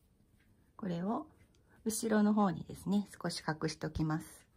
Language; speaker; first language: Japanese; native; Japanese